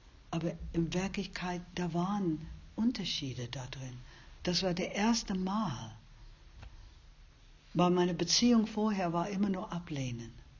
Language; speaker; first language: German; non-native, fluent; English